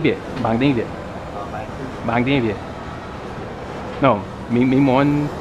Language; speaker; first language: Vietnamese; non-native, learner; English